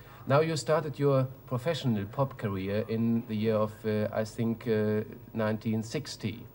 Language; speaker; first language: English; non-native, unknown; German